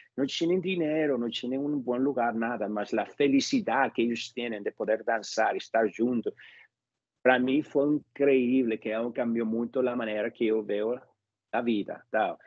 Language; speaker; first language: Portuguese; non-native, learner; Spanish